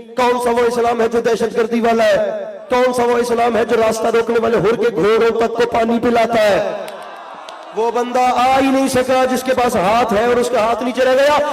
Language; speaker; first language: Urdu; non-native, local second language; Punjabi